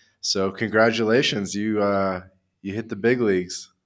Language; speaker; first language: English; native; English